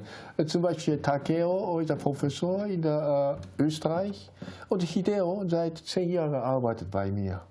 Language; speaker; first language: German; non-native, learner; Japanese